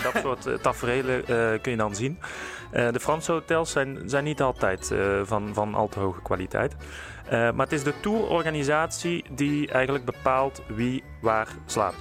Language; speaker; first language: Dutch; native; Dutch